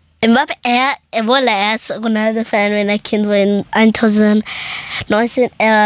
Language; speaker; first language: German; early bilingual, other home language; Persian